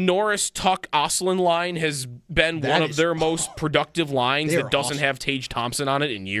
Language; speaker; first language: English; native; English